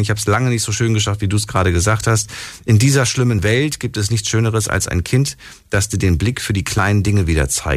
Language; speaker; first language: German; native; German